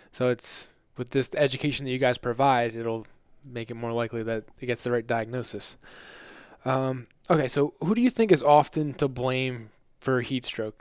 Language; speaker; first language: English; native; English